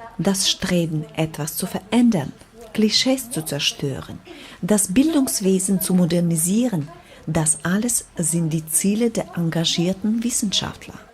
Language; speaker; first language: German; non-native, fluent; Ukrainian